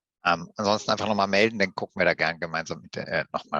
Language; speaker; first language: German; native; German